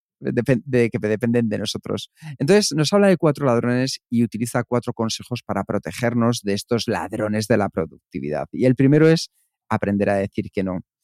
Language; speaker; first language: Spanish; native; Spanish